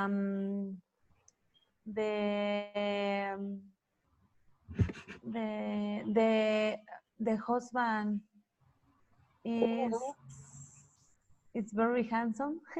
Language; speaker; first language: English; non-native, learner; Spanish